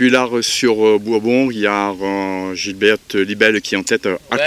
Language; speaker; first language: French; native; French